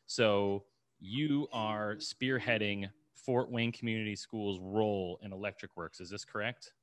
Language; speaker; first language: English; native; English